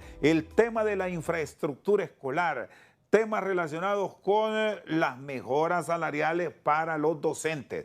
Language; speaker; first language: Spanish; native; Spanish